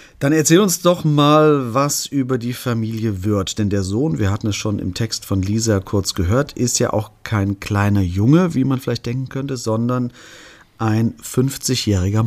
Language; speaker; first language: German; native; German